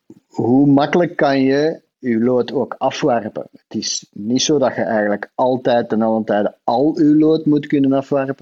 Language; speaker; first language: Dutch; native; Dutch